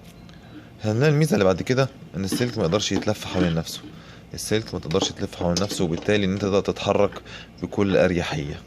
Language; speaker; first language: Arabic; native; Arabic